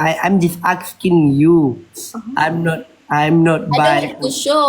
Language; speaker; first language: English; non-native, learner; Malay